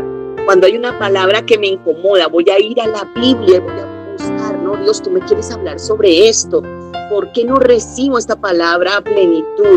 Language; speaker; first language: Spanish; native; Spanish